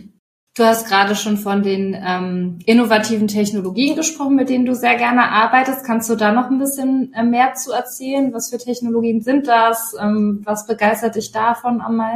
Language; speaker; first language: German; native; German